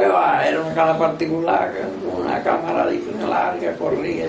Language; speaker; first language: Spanish; native; Spanish